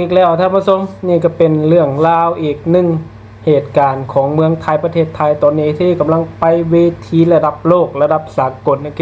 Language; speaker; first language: Thai; non-native, local second language; Lao